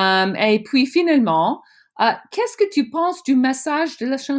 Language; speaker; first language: French; non-native, fluent; English